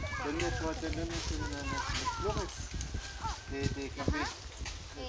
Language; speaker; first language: Spanish; non-native, learner; German